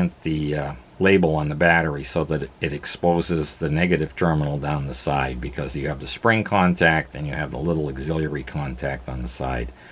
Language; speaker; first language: English; native; English